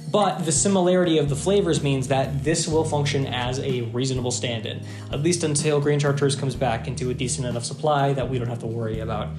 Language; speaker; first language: English; native; English